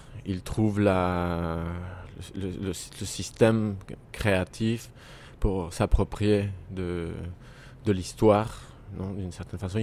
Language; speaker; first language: French; non-native, fluent; Spanish